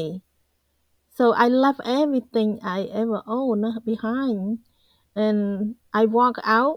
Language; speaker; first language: English; non-native, fluent; Khmer